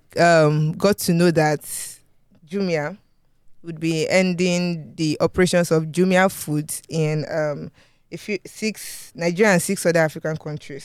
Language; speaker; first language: English; non-native, local second language; Yoruba